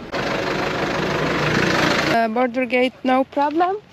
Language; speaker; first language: English; non-native, learner; Turkmen